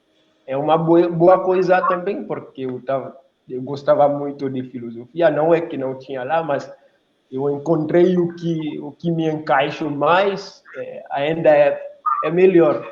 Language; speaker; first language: Portuguese; non-native, local second language; Haitian Creole